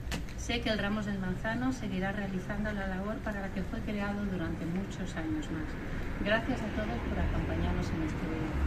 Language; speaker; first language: Spanish; native; Spanish